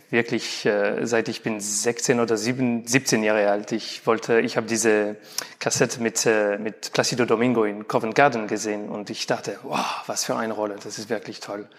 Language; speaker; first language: German; non-native, learner; French